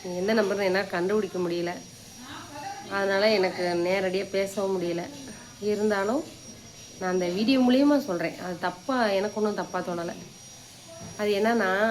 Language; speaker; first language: Tamil; native; Tamil